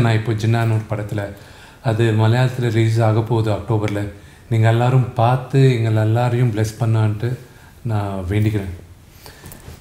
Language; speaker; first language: Tamil; non-native, local second language; Telugu